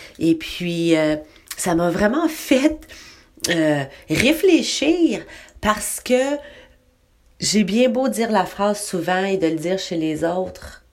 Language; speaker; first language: French; native; French